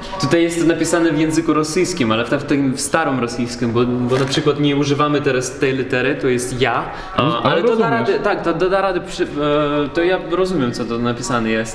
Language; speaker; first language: Polish; non-native, learner; Russian